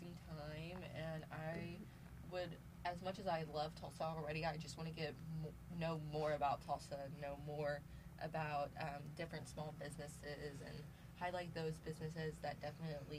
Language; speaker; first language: English; native; English